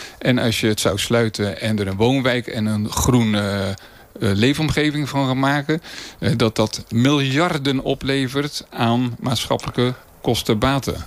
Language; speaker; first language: Dutch; native; Dutch